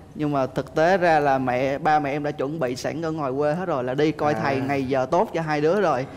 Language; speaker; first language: Vietnamese; native; Vietnamese